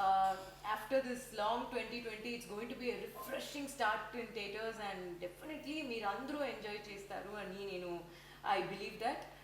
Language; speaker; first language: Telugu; non-native, learner; Tamil